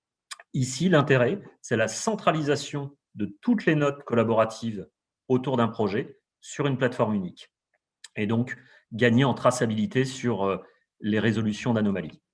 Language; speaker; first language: French; native; French